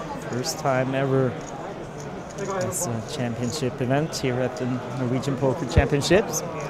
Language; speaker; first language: English; non-native, fluent; Norwegian